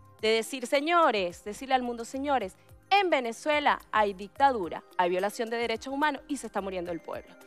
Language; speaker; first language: Spanish; native; Spanish